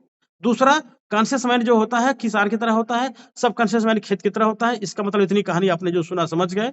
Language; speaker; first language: Hindi; native; Hindi